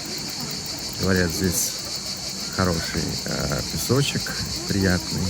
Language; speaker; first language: Russian; native; Russian